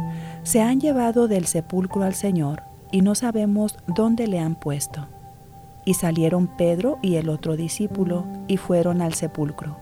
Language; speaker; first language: Spanish; native; Spanish